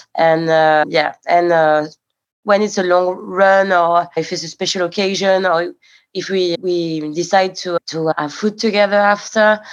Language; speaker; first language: English; non-native, fluent; French